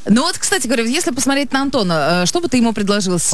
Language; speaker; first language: Russian; native; Russian